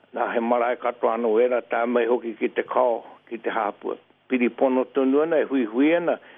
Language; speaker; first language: Māori; native; Māori